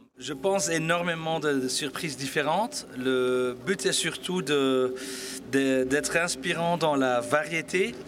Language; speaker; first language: French; native; French